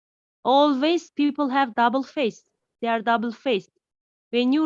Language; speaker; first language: English; non-native, learner; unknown